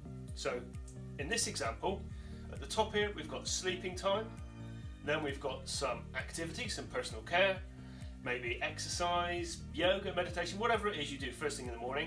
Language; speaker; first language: English; native; English